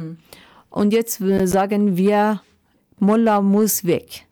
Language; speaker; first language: German; non-native, learner; Persian